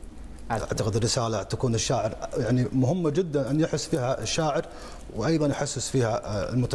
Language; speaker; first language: Arabic; native; Arabic